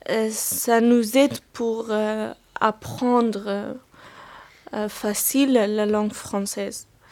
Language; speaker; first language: French; non-native, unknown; Persian